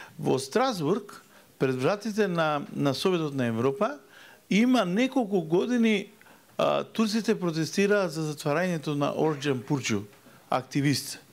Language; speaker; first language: Macedonian; native; Macedonian